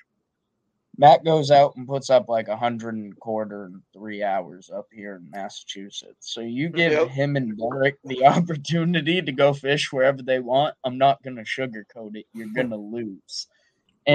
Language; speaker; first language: English; native; English